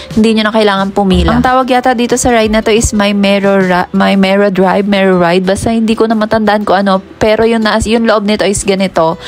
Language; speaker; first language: Filipino; native; Filipino